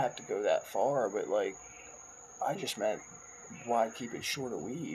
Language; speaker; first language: English; native; English